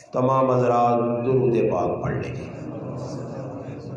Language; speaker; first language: Urdu; non-native, local second language; Punjabi